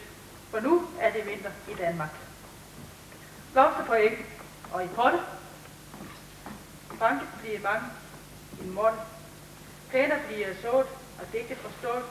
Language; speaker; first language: Danish; native; Danish